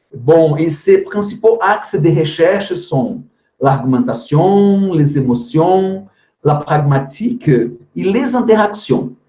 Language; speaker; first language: French; non-native, fluent; Portuguese